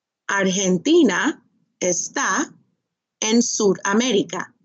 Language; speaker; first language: Spanish; non-native, fluent; English